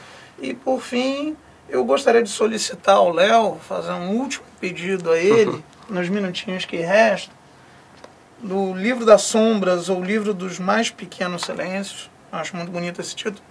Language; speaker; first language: Portuguese; native; Portuguese